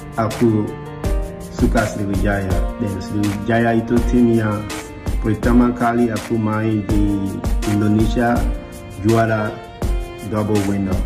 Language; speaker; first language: Indonesian; non-native, learner; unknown